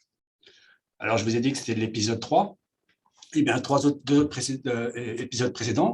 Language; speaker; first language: French; native; French